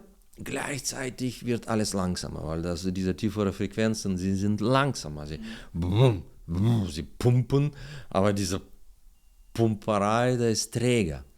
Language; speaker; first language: German; non-native, learner; Russian